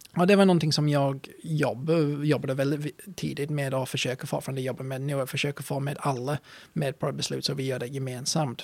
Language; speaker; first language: Swedish; non-native, fluent; English